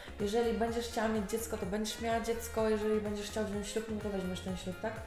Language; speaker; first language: Polish; native; Polish